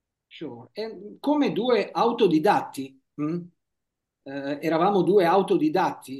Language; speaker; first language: Italian; native; Italian